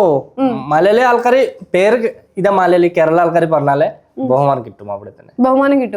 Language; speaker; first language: Malayalam; non-native, local second language; Bangla